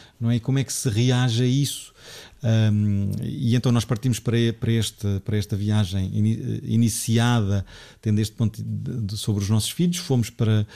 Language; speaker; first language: Portuguese; native; Portuguese